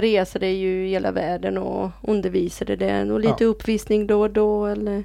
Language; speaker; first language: Swedish; non-native, fluent; Italian